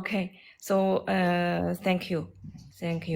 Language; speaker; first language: English; non-native, learner; Chinese